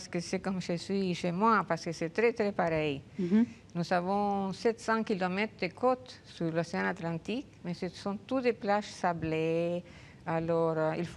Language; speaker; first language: French; non-native, fluent; Spanish